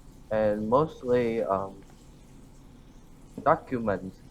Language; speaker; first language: English; non-native, learner; Vietnamese